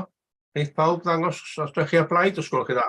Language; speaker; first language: Welsh; native; Welsh